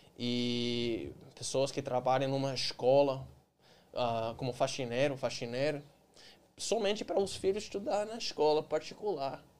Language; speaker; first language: Portuguese; non-native, fluent; English